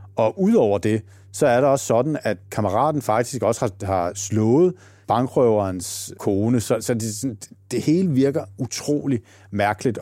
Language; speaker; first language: Danish; native; Danish